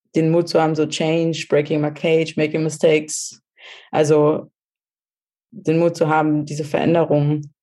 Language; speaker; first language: German; native; German